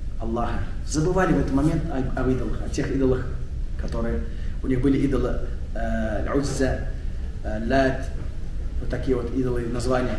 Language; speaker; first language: Russian; non-native, local second language; Tatar